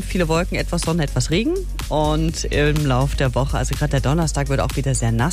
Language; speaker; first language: German; native; German